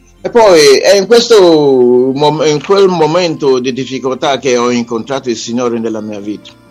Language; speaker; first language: Italian; non-native, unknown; Igbo